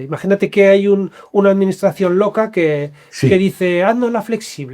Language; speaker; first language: Spanish; native; Spanish